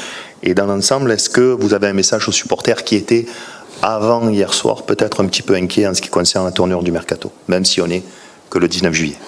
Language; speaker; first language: French; native; French